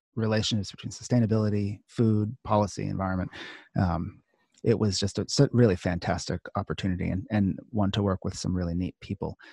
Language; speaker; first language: English; native; English